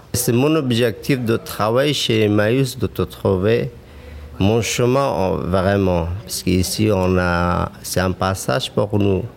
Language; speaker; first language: French; non-native, learner; Persian